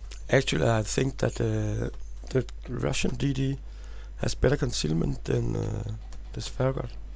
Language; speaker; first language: English; non-native, fluent; Danish